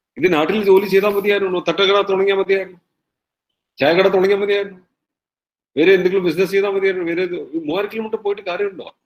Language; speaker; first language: Malayalam; non-native, fluent; Hindi